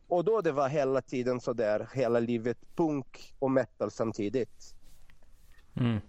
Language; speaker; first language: Swedish; non-native, fluent; Portuguese